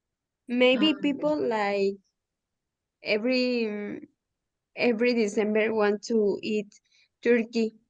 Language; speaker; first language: English; non-native, learner; Spanish